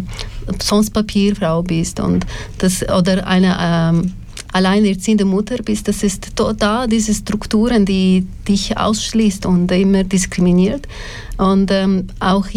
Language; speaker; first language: German; non-native, learner; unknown